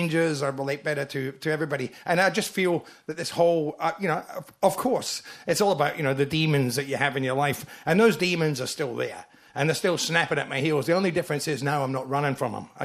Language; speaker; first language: English; native; English